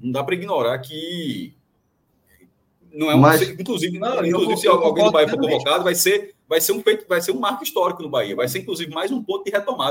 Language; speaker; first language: Portuguese; native; Portuguese